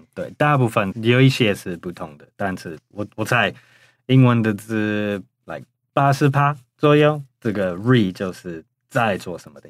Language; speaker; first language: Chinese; non-native, fluent; English